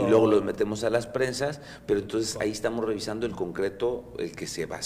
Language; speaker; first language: Spanish; native; Spanish